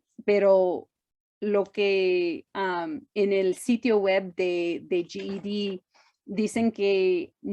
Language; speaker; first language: Spanish; non-native, fluent; English